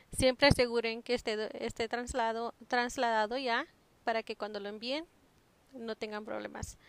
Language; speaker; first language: Spanish; early bilingual, heritage; Spanish